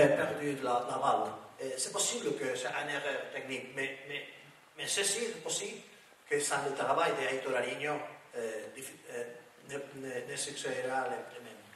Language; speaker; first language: French; non-native, learner; Spanish